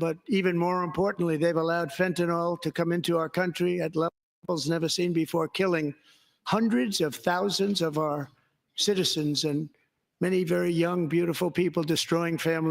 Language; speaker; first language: English; native; English